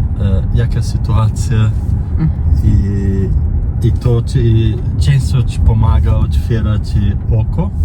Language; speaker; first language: Polish; non-native, learner; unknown